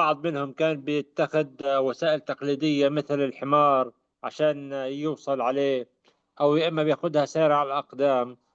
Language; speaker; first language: Arabic; native; Arabic